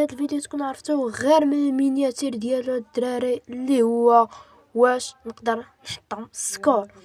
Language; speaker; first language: Arabic; native; Arabic